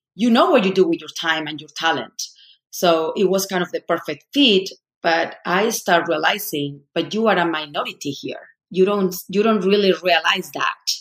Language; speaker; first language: English; non-native, fluent; Spanish